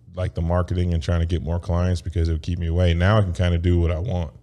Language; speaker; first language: English; native; English